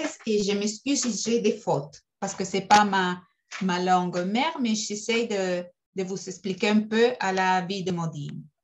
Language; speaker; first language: French; non-native, fluent; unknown